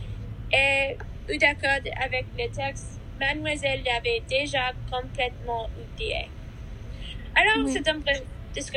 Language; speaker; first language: French; non-native, learner; English